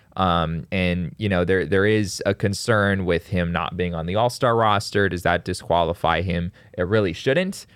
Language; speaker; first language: English; native; English